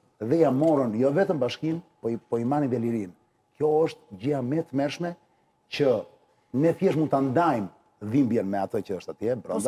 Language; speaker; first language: Albanian; native; Albanian